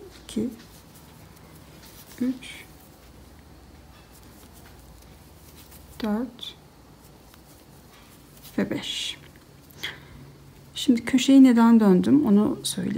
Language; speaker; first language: Turkish; native; Turkish